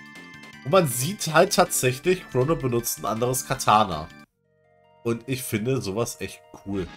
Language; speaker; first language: German; native; German